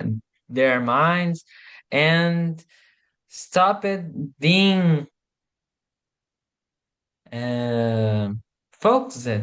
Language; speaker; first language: English; non-native, learner; Portuguese